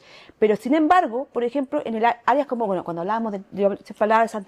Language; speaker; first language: Spanish; native; Spanish